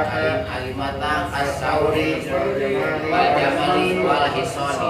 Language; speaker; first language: Arabic; non-native, learner; Indonesian